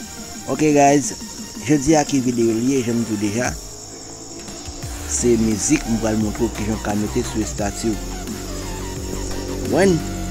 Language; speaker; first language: French; non-native, learner; Haitian Creole